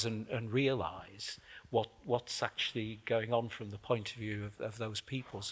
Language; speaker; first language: English; native; English